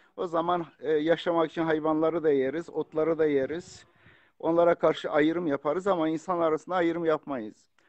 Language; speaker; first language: Turkish; non-native, local second language; Kurdish